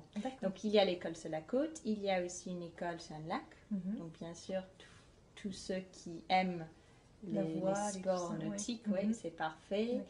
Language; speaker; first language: French; non-native, fluent; English